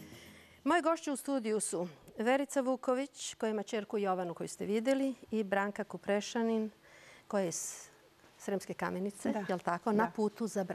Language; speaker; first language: Bosnian; native; Bosnian